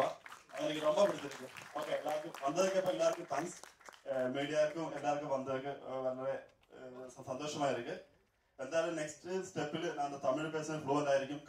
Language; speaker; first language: Tamil; non-native, learner; Malayalam